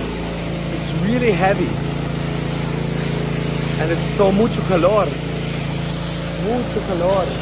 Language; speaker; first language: English; non-native, fluent; German